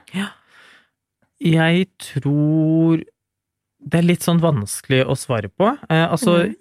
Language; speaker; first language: Norwegian; early bilingual, other home language; Urdu